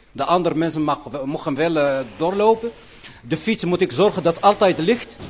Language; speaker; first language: Dutch; non-native, fluent; Arabic